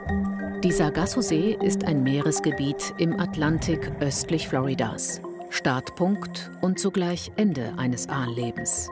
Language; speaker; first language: German; native; German